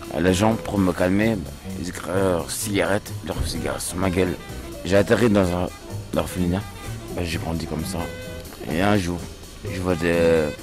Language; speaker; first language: French; early bilingual, other home language; Portuguese